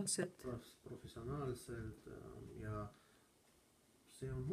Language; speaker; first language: Estonian; non-native, learner; Russian